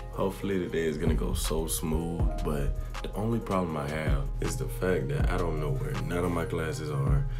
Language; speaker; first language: English; native; English